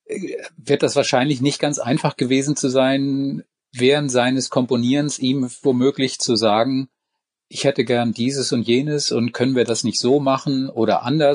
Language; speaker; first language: German; native; German